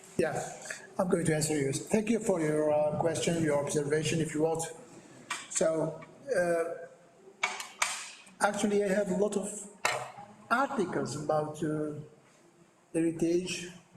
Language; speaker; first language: English; non-native, learner; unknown